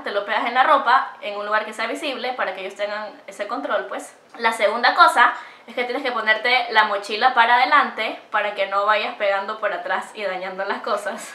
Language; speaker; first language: Spanish; native; Spanish